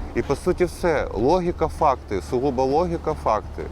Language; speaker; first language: Ukrainian; native; Ukrainian